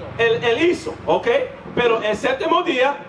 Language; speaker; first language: Spanish; non-native, learner; English